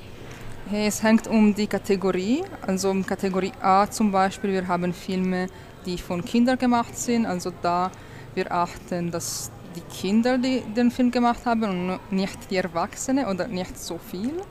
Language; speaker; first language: German; non-native, local second language; Italian